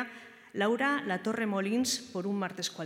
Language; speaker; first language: Spanish; native; Spanish